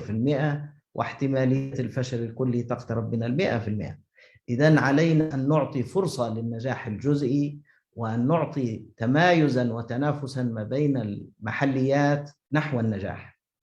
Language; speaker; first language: Arabic; native; Arabic